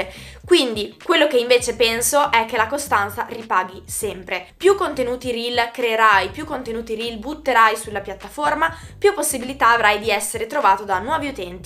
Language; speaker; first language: Italian; native; Italian